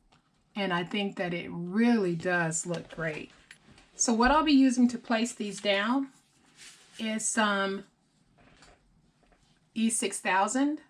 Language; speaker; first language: English; native; English